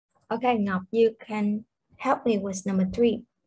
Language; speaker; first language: English; non-native, fluent; Vietnamese